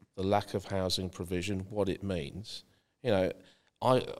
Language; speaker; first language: English; native; English